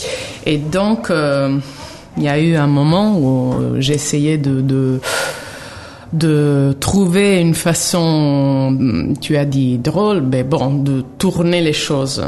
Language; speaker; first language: French; non-native, fluent; Italian